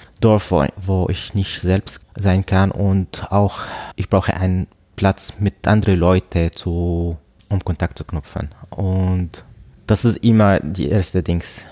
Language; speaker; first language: German; non-native, learner; Arabic